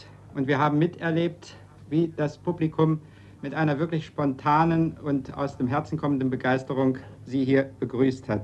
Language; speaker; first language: German; native; German